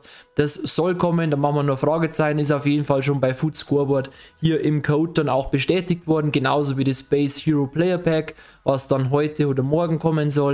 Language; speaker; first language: German; native; German